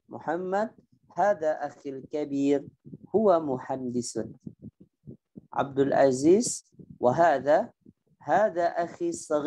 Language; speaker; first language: Arabic; non-native, fluent; Indonesian